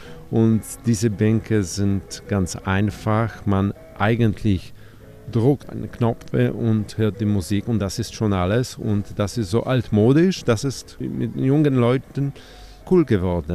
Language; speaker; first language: German; non-native, fluent; Polish